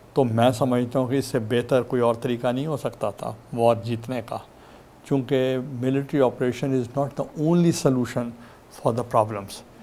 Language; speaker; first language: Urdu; non-native, local second language; Saraiki